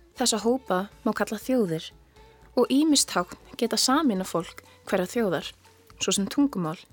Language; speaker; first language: Icelandic; early bilingual, other home language; English